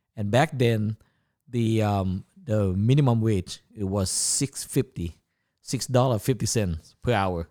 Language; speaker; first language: English; non-native, learner; Thai